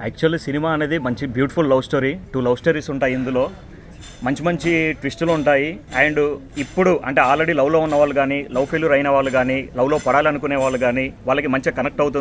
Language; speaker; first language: Telugu; native; Telugu